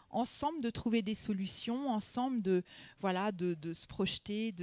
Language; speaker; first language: French; native; French